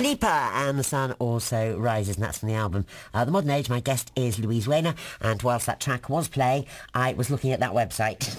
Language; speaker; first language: English; native; English